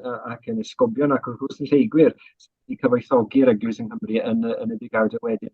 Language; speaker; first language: Welsh; native; Welsh